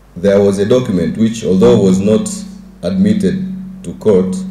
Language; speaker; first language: English; non-native, local second language; Swahili